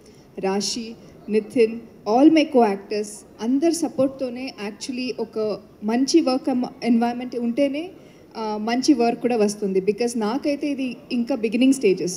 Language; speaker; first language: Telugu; non-native, learner; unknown